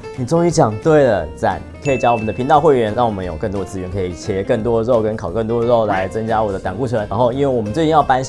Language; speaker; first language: Chinese; native; Chinese